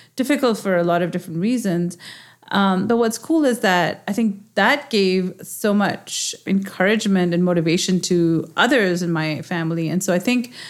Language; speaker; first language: English; non-native, local second language; Urdu